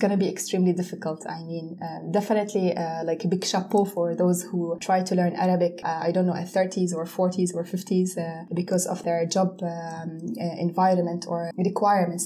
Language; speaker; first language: English; non-native, fluent; Arabic